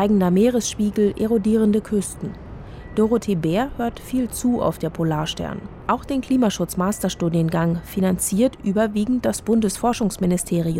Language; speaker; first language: German; native; German